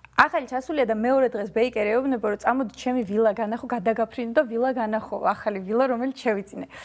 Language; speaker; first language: Georgian; early bilingual, heritage; Georgian